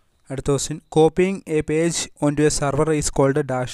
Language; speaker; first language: English; non-native, local second language; Malayalam